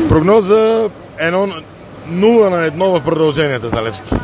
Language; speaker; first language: Bulgarian; native; Bulgarian